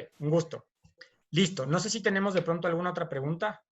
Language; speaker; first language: Spanish; native; Spanish